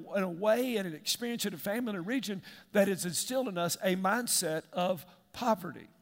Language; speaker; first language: English; native; English